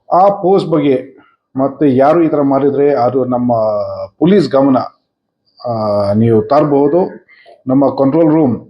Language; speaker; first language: Kannada; non-native, fluent; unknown